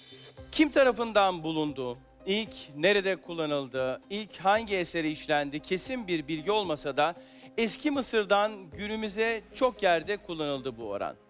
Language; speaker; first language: Turkish; native; Turkish